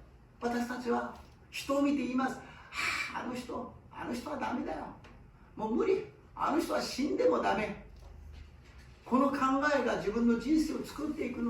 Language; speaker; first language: Japanese; non-native, fluent; Korean